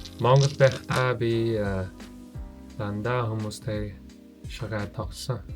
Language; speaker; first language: Mongolian; non-native, learner; English